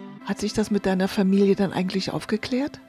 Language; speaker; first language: German; native; German